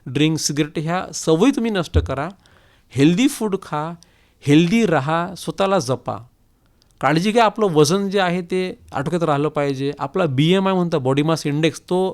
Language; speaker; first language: Marathi; native; Marathi